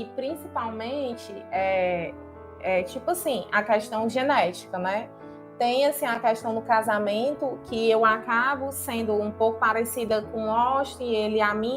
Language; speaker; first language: Portuguese; native; Portuguese